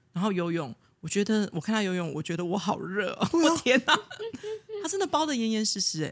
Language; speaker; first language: Chinese; native; Chinese